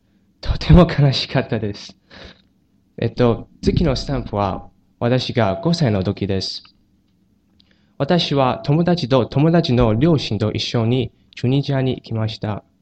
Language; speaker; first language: Japanese; non-native, learner; Chinese